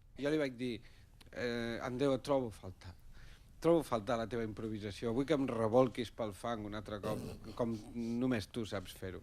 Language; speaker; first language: Catalan; non-native, local second language; Spanish